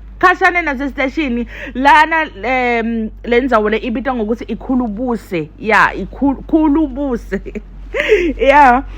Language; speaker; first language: Zulu; non-native, local second language; Swati